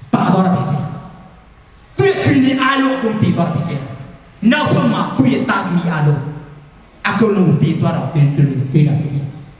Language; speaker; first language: Burmese; non-native, local second language; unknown